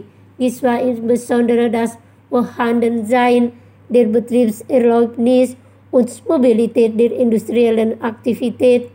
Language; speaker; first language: German; non-native, fluent; Indonesian